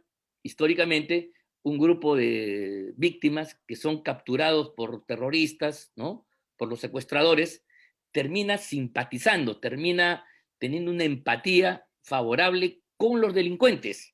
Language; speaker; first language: Spanish; native; Spanish